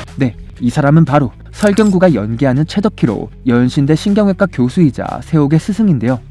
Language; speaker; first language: Korean; native; Korean